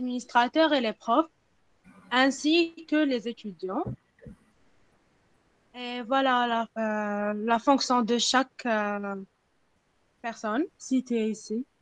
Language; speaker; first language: French; non-native, local second language; Arabic